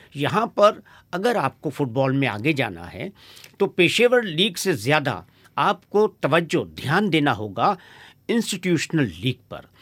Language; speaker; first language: Hindi; native; Hindi